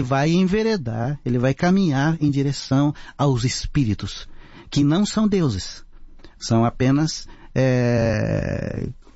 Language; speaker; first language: Portuguese; non-native, local second language; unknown